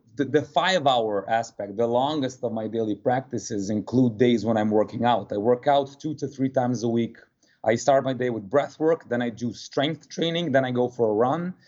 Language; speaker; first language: English; non-native, fluent; Serbian